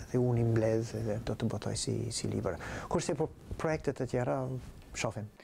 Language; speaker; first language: Albanian; non-native, fluent; English